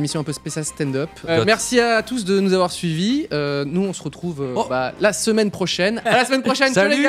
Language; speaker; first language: French; native; French